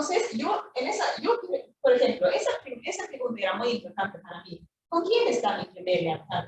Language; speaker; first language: Spanish; non-native, fluent; Swedish